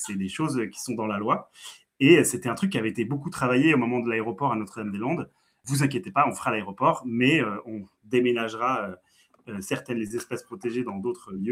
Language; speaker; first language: French; native; French